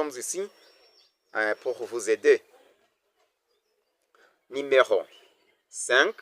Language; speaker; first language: French; non-native, local second language; Kinyarwanda